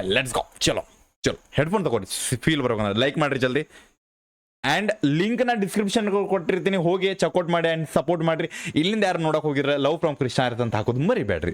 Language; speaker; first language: Kannada; non-native, local second language; Lambadi